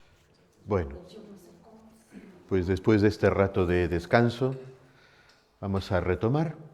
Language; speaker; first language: Spanish; native; Spanish